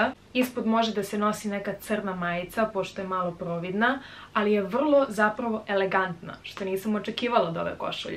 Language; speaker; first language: Serbian; native; Serbian